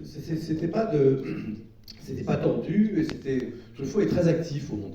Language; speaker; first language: French; native; French